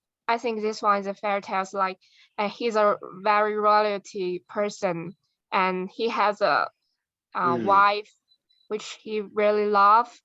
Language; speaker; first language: English; non-native, learner; Chinese